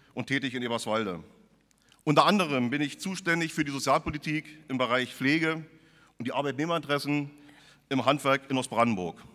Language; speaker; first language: German; native; German